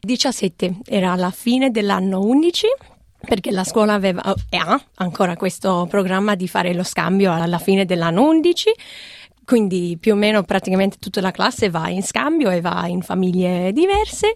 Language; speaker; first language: Italian; non-native, fluent; English